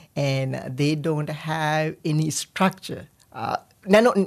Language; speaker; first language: English; non-native, local second language; Sinhala